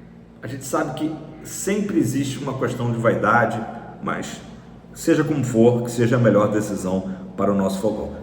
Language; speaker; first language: Portuguese; native; Portuguese